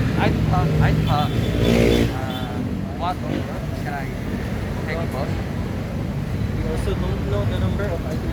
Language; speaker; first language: English; non-native, learner; Korean